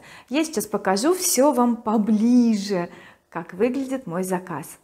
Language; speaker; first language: Russian; native; Russian